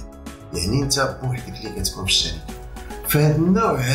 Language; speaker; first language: Arabic; native; Arabic